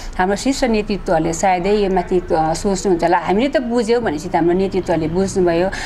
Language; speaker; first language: Nepali; native; Nepali